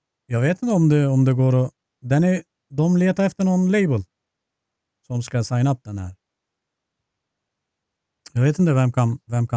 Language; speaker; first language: Swedish; non-native, fluent; Turkish